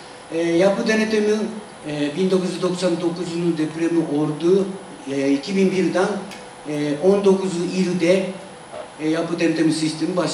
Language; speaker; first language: Turkish; non-native, learner; Japanese